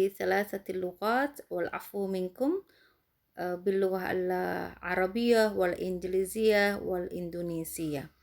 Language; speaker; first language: Arabic; non-native, fluent; Indonesian